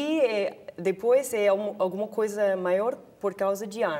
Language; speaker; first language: Portuguese; non-native, fluent; English